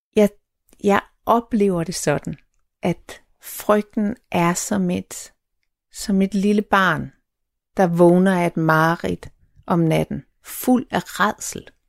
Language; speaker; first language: Danish; native; Danish